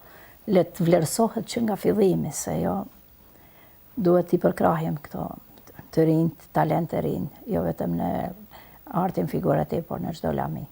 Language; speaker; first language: Albanian; native; Albanian